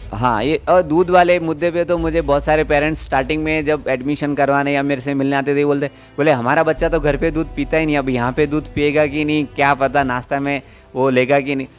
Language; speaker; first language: Hindi; non-native, local second language; Gujarati